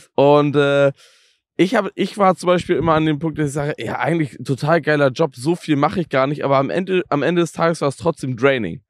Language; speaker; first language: German; native; German